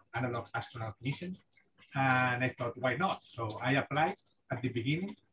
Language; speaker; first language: English; non-native, fluent; Spanish